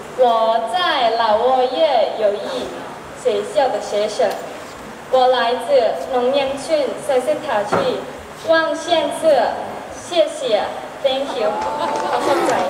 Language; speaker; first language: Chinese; non-native, learner; Hmong